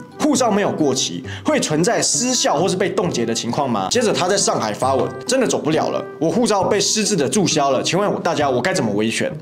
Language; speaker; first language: Chinese; native; Chinese